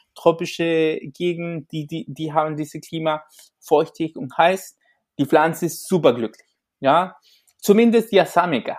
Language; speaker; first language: German; non-native, fluent; Spanish